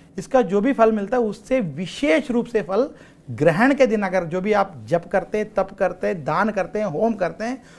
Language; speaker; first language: Hindi; non-native, local second language; Telugu